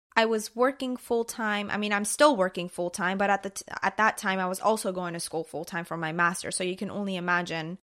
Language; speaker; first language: English; early bilingual, other home language; Persian